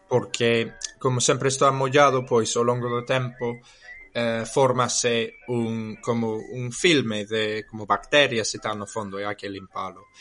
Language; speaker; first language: Galician; non-native, fluent; English